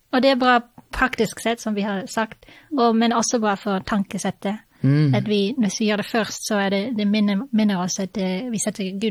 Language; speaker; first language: Norwegian; non-native, fluent; English